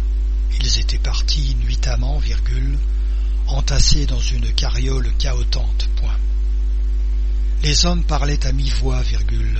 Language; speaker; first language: French; native; French